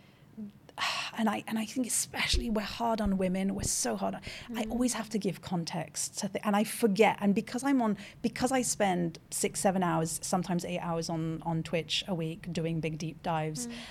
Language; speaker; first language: English; non-native, fluent; French